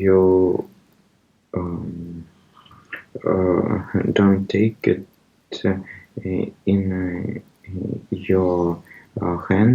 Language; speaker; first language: English; non-native, learner; Russian